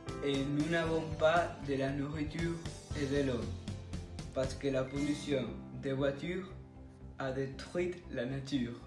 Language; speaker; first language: French; non-native, learner; Spanish